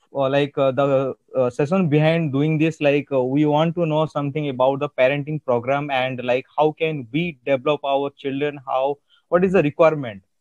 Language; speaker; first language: English; non-native, local second language; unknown